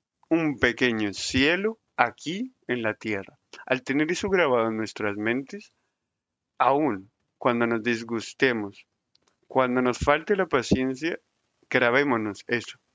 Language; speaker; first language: Spanish; native; Spanish